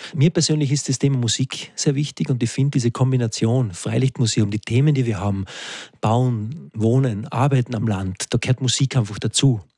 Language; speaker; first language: German; native; German